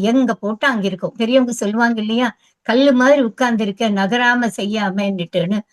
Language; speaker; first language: Tamil; non-native, local second language; Telugu